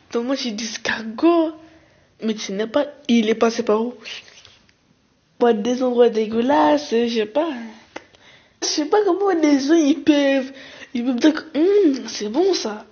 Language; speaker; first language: French; early bilingual, other home language; Arabic